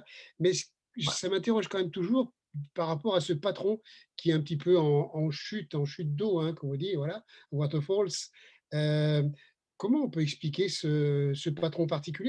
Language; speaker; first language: French; native; French